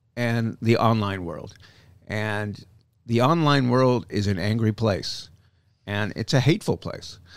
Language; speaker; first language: English; native; English